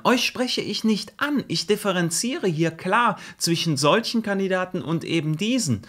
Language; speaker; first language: German; native; German